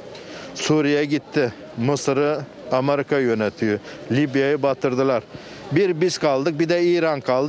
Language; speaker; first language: Turkish; native; Turkish